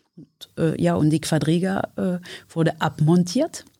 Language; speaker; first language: German; non-native, fluent; French